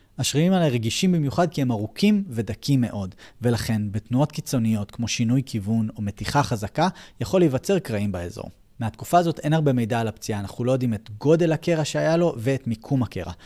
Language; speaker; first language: Hebrew; native; Hebrew